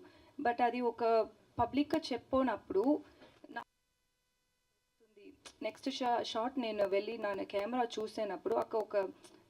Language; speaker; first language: Telugu; non-native, learner; Tamil